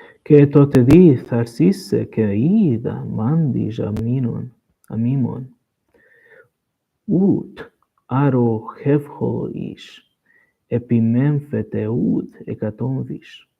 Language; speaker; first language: Greek; non-native, learner; Portuguese